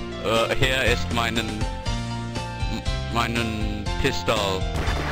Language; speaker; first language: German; non-native, learner; English